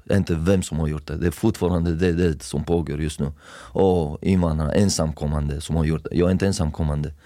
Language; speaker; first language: Swedish; non-native, fluent; Persian